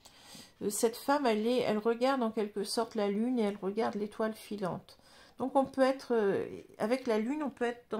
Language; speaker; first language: French; native; French